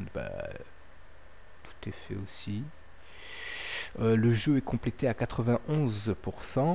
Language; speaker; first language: French; native; French